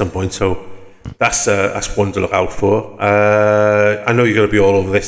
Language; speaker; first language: English; native; English